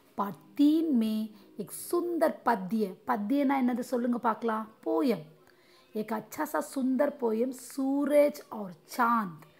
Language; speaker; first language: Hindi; non-native, local second language; Tamil